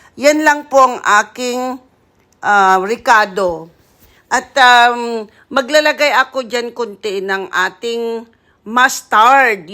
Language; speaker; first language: Filipino; non-native, local second language; Iloko